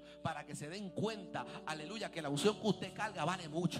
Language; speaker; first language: Spanish; native; Spanish